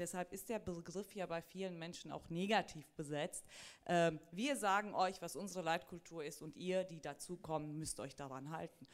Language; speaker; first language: German; early bilingual, other home language; Turkish